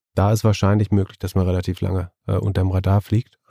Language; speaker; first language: German; native; German